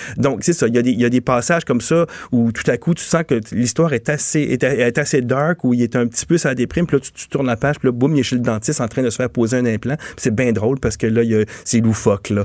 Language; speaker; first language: French; native; French